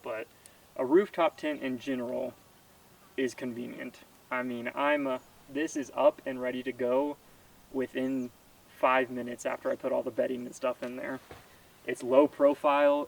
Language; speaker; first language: English; native; English